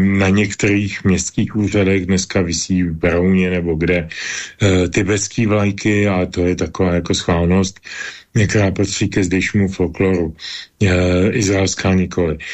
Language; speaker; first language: Czech; native; Czech